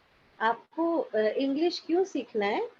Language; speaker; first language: Hindi; native; Hindi